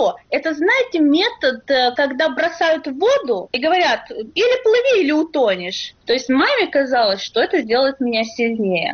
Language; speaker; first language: Russian; native; Russian